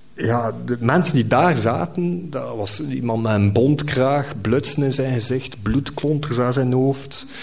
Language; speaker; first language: Dutch; native; Dutch